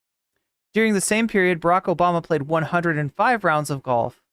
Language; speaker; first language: English; native; English